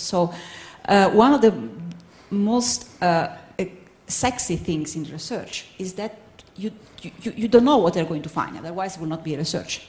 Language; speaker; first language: English; non-native, fluent; Italian